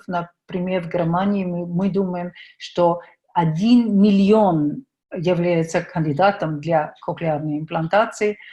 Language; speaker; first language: Russian; non-native, fluent; German